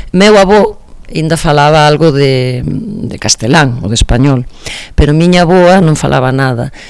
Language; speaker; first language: Galician; non-native, local second language; Spanish